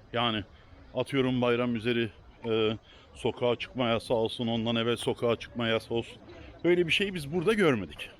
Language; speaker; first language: Turkish; early bilingual, heritage; Turkish